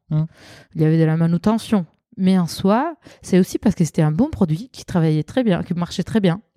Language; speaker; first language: French; non-native, fluent; Italian